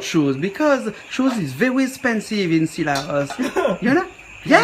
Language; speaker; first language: English; non-native, learner; Réunion Creole French